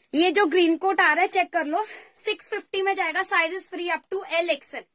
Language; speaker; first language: Hindi; native; Hindi